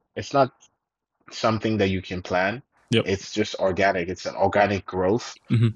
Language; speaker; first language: English; non-native, local second language; Yoruba